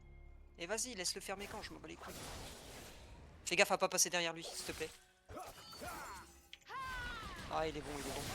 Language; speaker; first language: French; native; French